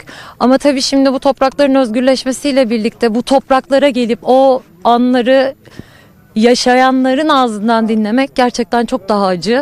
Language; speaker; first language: Turkish; native; Turkish